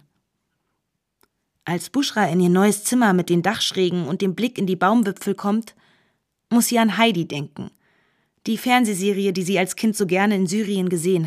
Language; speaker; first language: German; native; German